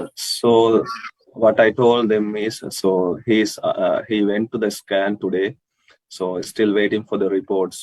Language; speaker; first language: English; non-native, local second language; Sinhala